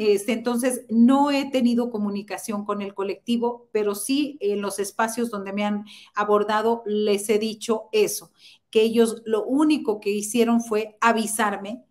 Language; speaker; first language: Spanish; native; Spanish